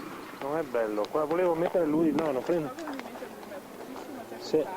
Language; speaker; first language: Italian; native; Italian